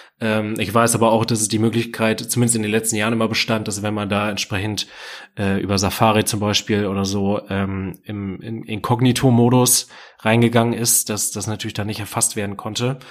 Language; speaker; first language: German; native; German